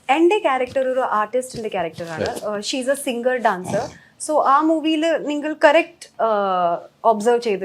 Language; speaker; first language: Malayalam; early bilingual, heritage; Malayalam